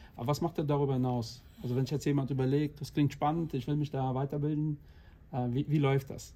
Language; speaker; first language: German; non-native, fluent; Portuguese